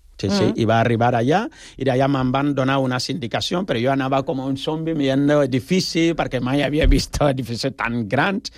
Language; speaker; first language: Catalan; non-native, fluent; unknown